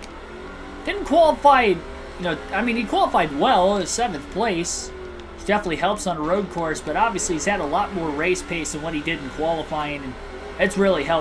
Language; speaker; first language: English; native; English